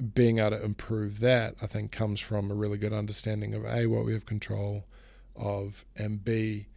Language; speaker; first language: English; native; English